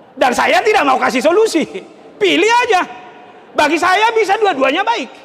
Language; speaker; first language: Indonesian; non-native, local second language; Batak Toba